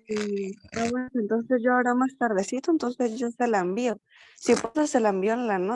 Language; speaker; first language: Spanish; native; Spanish